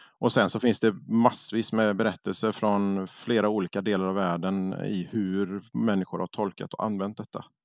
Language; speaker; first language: Swedish; native; Swedish